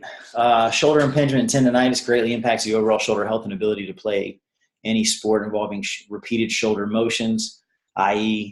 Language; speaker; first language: English; native; English